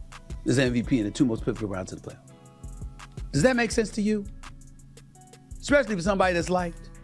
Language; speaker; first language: English; native; English